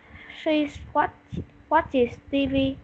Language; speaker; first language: English; non-native, learner; Vietnamese